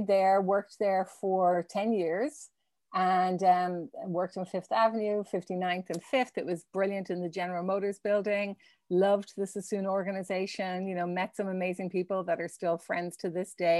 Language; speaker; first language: English; native; English